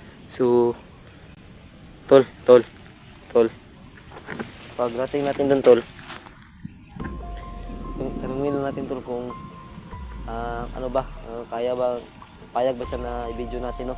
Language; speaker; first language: Filipino; non-native, local second language; Cebuano